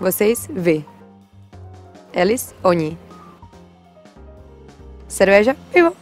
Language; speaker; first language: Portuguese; non-native, fluent; Czech